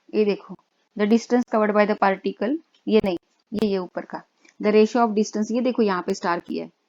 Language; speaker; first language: Hindi; non-native, local second language; Marathi